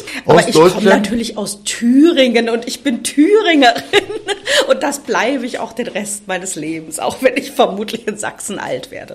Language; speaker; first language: German; native; German